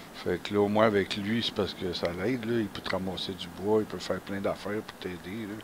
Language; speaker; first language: French; native; French